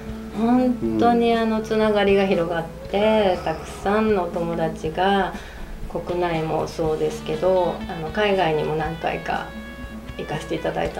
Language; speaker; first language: Japanese; native; Japanese